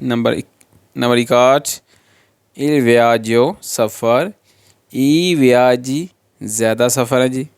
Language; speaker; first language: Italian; non-native, fluent; Urdu